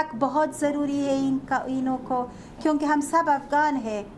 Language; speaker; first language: Hindi; non-native, fluent; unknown